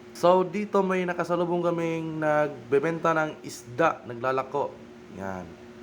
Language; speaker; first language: Filipino; non-native, local second language; Bikol